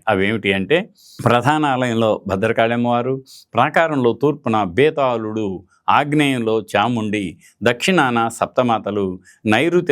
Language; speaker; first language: Telugu; native; Telugu